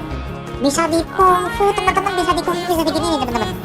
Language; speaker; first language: Indonesian; native; Indonesian